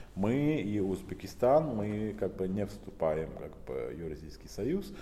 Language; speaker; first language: Russian; non-native, local second language; Tajik